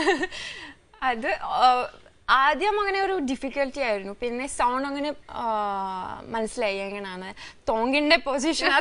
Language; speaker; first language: Malayalam; non-native, fluent; French